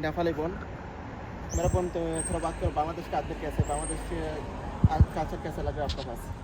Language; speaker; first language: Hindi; non-native, learner; Bangla